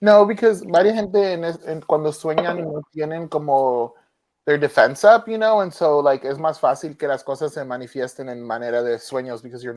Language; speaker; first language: Spanish; early bilingual, heritage; Spanish